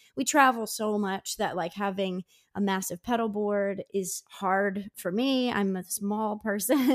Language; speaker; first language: English; native; English